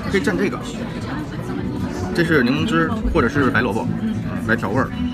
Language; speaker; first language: Chinese; native; Chinese